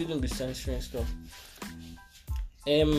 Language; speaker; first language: English; non-native, local second language; Yoruba